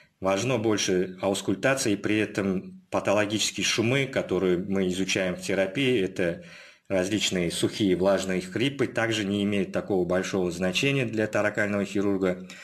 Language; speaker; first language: Russian; non-native, local second language; Uzbek